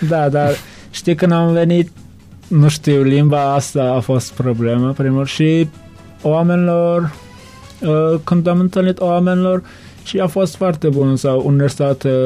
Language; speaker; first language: Romanian; non-native, learner; Turkmen